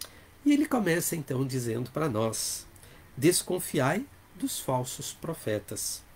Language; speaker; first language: Portuguese; native; Portuguese